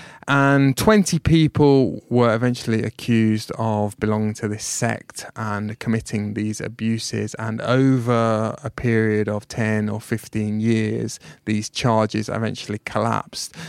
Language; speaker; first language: English; native; English